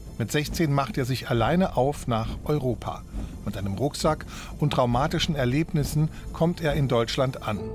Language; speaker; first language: German; native; German